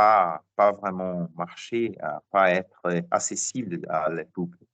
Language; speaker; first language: French; non-native, learner; Portuguese